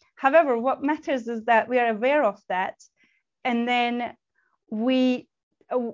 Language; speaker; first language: English; non-native, fluent; Turkish